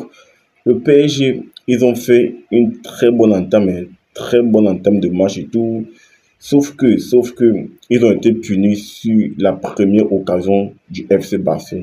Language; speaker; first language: French; native; French